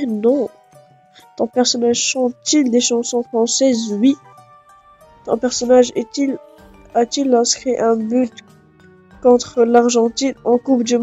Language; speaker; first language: French; non-native, local second language; Arabic